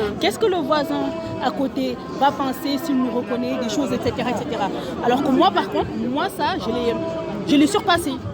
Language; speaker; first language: French; non-native, local second language; Wolof